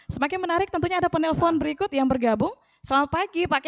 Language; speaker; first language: Indonesian; native; Indonesian